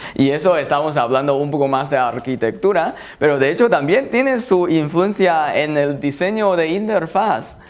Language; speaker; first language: Spanish; non-native, fluent; Chinese